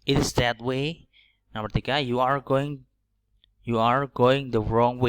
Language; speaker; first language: English; non-native, learner; Indonesian